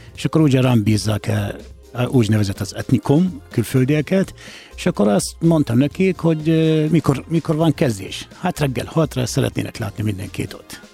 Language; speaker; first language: Hungarian; non-native, fluent; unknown